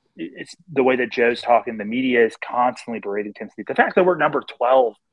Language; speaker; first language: English; native; English